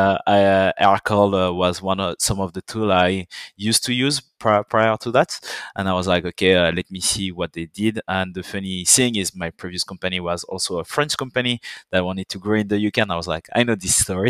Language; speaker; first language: English; non-native, fluent; French